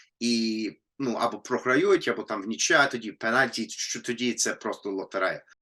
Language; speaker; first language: Ukrainian; non-native, fluent; English